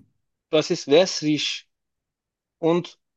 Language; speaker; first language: German; non-native, learner; Turkish